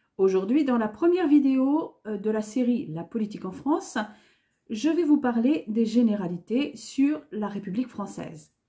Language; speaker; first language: French; native; French